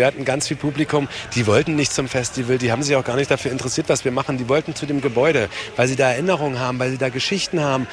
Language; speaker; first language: German; native; German